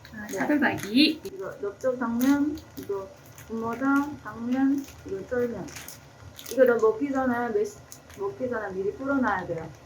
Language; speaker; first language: Korean; early bilingual, heritage; Korean